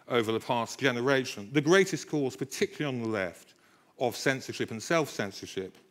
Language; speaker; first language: English; native; English